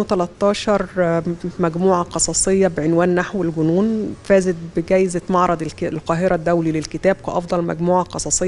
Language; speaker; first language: Arabic; native; Arabic